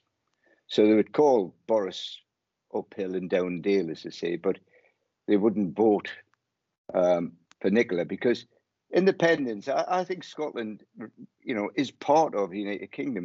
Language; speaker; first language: English; native; English